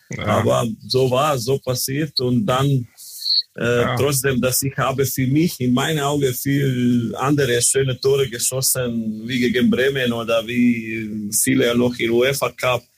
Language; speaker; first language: German; non-native, learner; Croatian